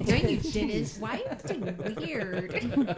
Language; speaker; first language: English; native; English